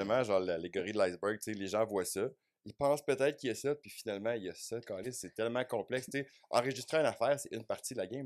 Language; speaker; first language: French; native; French